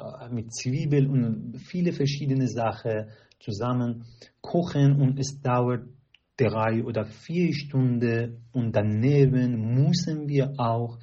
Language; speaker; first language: German; non-native, learner; Persian